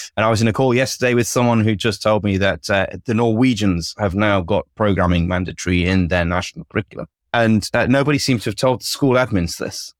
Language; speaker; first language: English; native; English